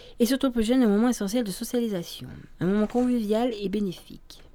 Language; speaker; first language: French; native; French